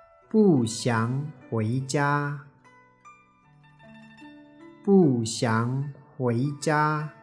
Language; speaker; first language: Chinese; non-native, fluent; Tibetan